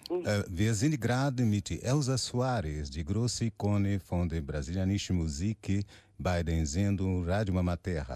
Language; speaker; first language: German; non-native, learner; Portuguese